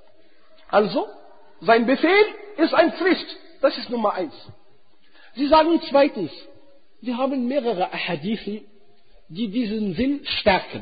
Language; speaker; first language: German; non-native, fluent; Arabic